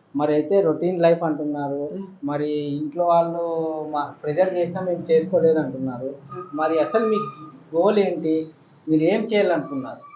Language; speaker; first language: Telugu; native; Telugu